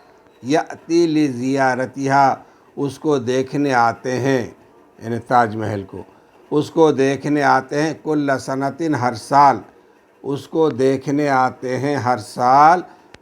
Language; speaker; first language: Urdu; native; Urdu